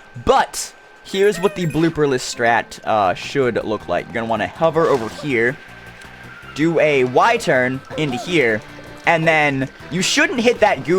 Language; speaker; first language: English; native; English